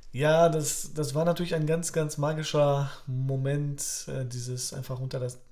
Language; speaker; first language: German; early bilingual, other home language; Polish